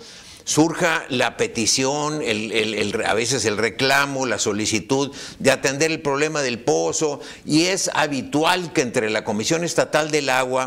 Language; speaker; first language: Spanish; native; Spanish